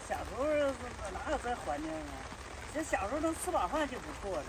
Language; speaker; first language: Chinese; native; Chinese